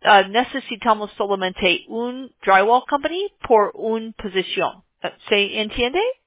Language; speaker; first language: Spanish; non-native, learner; English